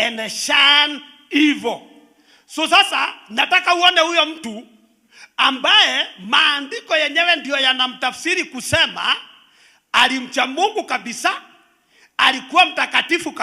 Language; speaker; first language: Swahili; non-native, local second language; Kikuyu